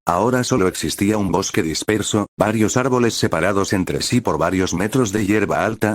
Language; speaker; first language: Spanish; native; Spanish